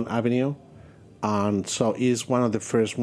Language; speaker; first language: English; non-native, fluent; Spanish